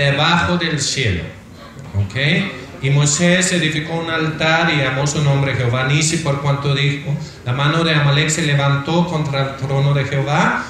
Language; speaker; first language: Spanish; non-native, fluent; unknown